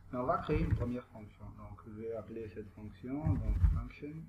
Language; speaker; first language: French; non-native, local second language; Arabic